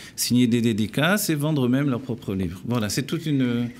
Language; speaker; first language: French; native; French